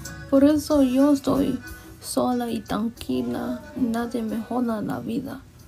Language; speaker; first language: Spanish; early bilingual, heritage; Spanish